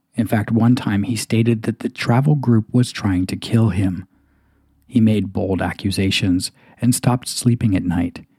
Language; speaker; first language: English; native; English